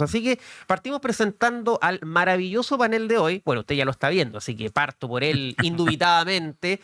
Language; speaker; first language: Spanish; native; Spanish